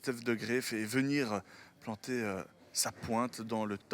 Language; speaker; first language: French; native; French